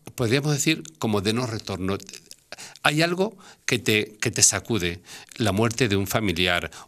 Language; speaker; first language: Spanish; native; Spanish